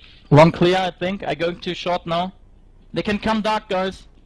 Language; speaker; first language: English; non-native, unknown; German